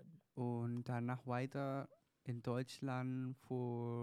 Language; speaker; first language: German; non-native, learner; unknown